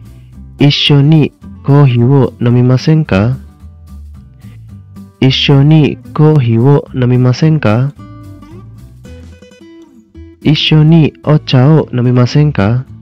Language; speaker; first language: Japanese; non-native, fluent; Indonesian